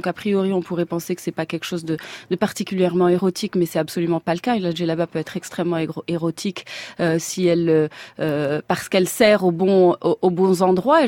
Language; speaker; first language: French; non-native, local second language; Arabic